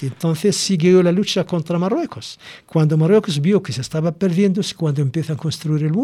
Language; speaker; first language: Spanish; non-native, local second language; Arabic